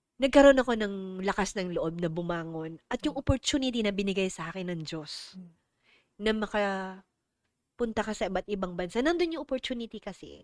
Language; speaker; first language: Filipino; non-native, local second language; Cebuano